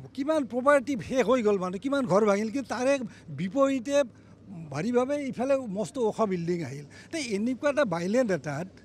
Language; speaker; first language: Assamese; native; Assamese